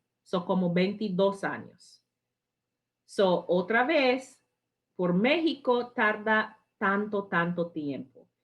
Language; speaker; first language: Spanish; non-native, fluent; English